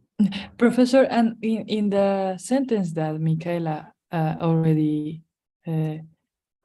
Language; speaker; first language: English; non-native, learner; Spanish